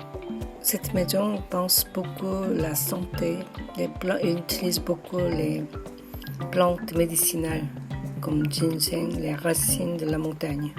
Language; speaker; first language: French; non-native, fluent; Korean